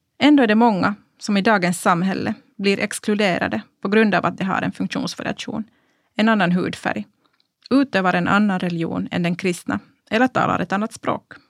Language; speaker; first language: Swedish; native; Swedish